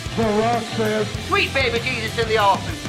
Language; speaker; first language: English; non-native, learner; French